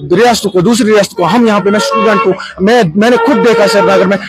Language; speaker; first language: Hindi; non-native, local second language; Kashmiri